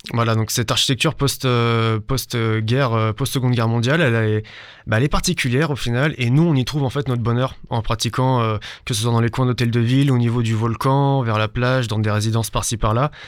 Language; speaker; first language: French; native; French